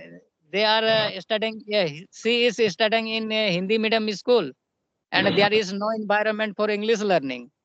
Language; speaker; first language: English; non-native, learner; Hindi